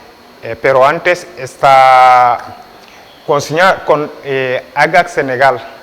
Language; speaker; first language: Spanish; non-native, learner; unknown